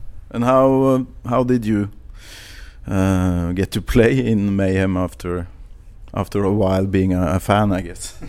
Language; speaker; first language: English; non-native, fluent; Norwegian